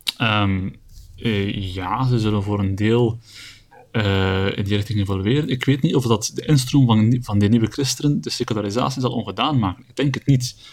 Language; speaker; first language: Dutch; native; Dutch